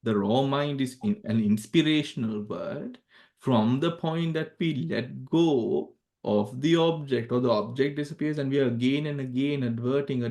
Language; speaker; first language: English; non-native, local second language; Sinhala